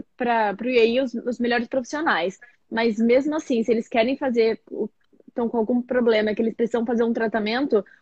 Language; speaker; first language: Portuguese; native; Portuguese